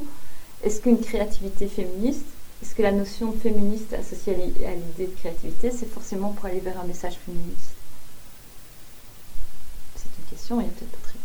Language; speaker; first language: French; native; French